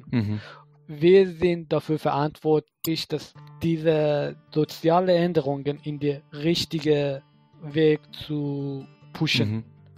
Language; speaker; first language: German; non-native, fluent; Persian